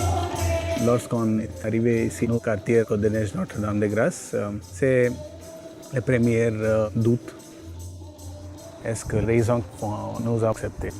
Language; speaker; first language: French; non-native, learner; Tamil